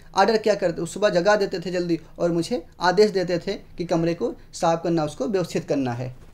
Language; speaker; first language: Hindi; native; Hindi